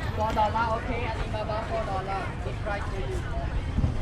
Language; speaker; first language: English; non-native, learner; Khmer